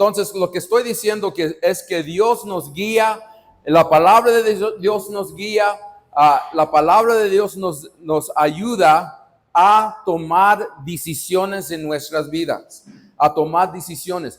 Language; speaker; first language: Spanish; non-native, fluent; English